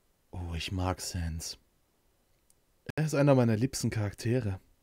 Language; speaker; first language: German; native; German